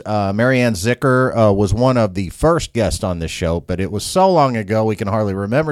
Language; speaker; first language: English; native; English